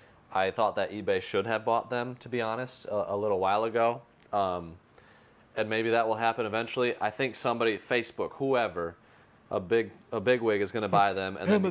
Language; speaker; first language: English; native; English